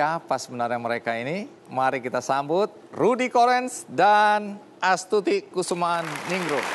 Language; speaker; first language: Indonesian; native; Indonesian